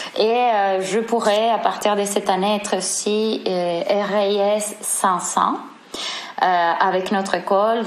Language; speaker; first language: French; non-native, fluent; Spanish